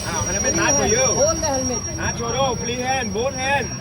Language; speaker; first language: English; non-native, learner; Thai